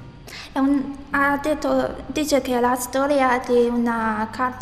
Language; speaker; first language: Italian; non-native, learner; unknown